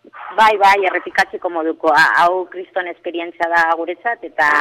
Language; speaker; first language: Basque; non-native, learner; Spanish